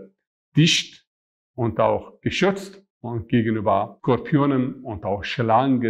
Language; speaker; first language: German; non-native, fluent; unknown